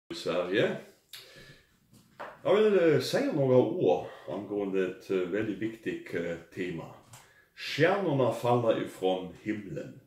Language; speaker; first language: Swedish; non-native, fluent; German